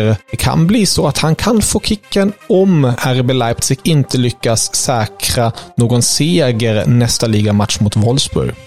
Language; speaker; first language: Swedish; native; Swedish